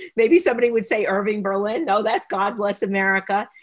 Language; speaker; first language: English; native; English